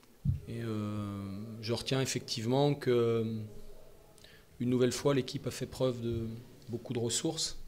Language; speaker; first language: French; native; French